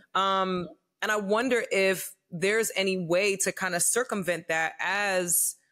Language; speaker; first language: English; native; English